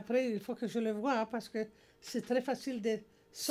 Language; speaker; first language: French; non-native, learner; English